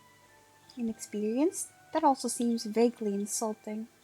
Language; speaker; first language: English; native; English